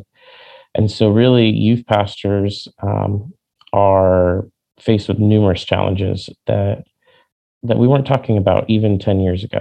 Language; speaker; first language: English; native; English